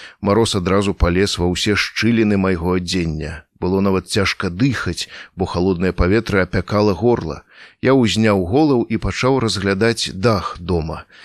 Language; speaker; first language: Belarusian; native; Belarusian